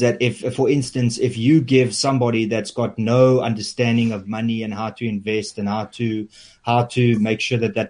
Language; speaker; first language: English; non-native, local second language; Afrikaans